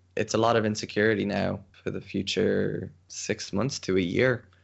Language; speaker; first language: English; native; English